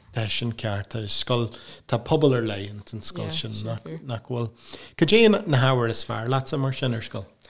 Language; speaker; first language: Irish; non-native, local second language; English